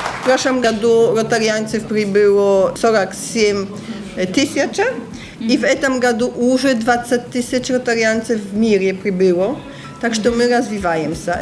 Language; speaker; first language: Polish; non-native, learner; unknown